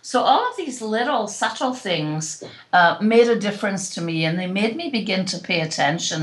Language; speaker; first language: English; native; English